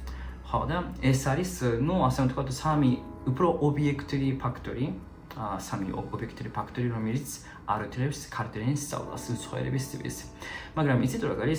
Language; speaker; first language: Georgian; non-native, fluent; Japanese